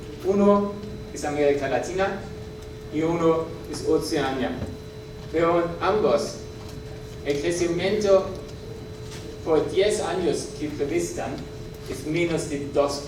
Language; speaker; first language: Spanish; non-native, learner; German